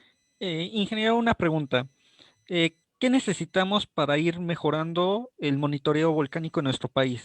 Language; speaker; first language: Spanish; native; Spanish